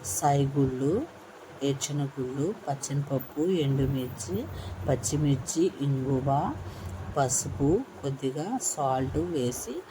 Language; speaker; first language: Telugu; non-native, local second language; Urdu